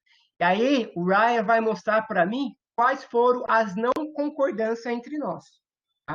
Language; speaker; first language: Portuguese; native; Portuguese